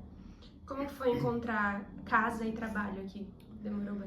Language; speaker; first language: Portuguese; native; Portuguese